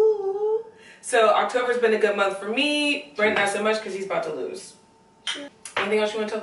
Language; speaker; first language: English; native; English